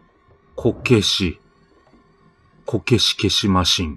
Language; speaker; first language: Japanese; native; Japanese